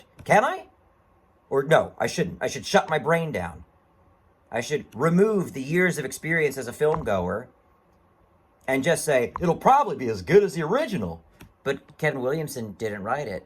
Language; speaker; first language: English; native; English